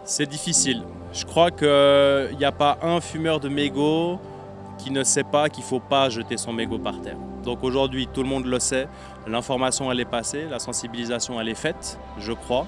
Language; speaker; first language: French; native; French